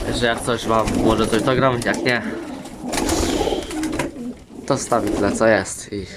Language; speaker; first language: Polish; native; Polish